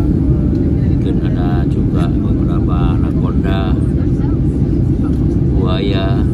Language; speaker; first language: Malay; non-native, local second language; Javanese